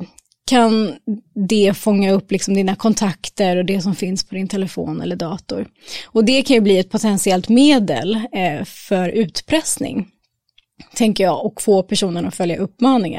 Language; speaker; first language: Swedish; native; Swedish